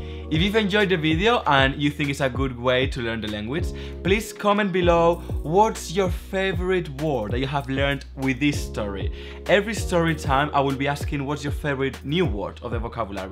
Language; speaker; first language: English; non-native, fluent; Spanish